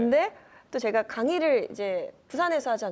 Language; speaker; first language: Korean; native; Korean